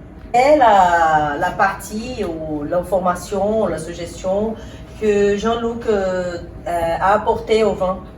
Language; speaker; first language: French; non-native, fluent; Portuguese